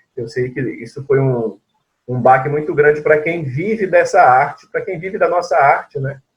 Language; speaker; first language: Portuguese; native; Portuguese